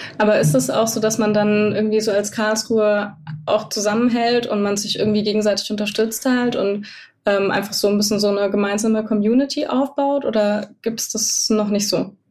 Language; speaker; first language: German; native; German